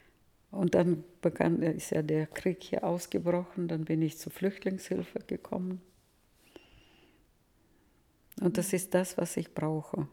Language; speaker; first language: German; early bilingual, heritage; Russian